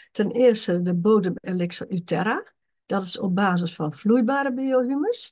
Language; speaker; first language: Dutch; native; Dutch